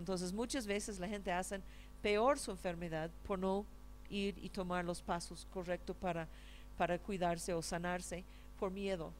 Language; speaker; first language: Spanish; non-native, fluent; English